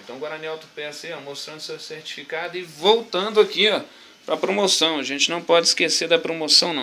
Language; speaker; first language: Portuguese; native; Portuguese